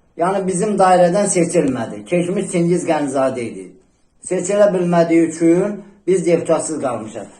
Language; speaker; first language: Azerbaijani; native; Azerbaijani